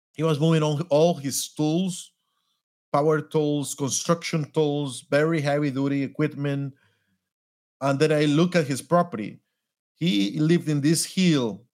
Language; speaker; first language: English; non-native, fluent; Spanish